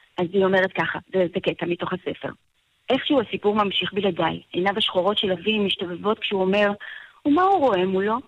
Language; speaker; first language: Hebrew; native; Hebrew